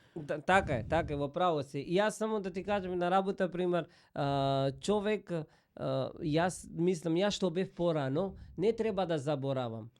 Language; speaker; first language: Macedonian; non-native, fluent; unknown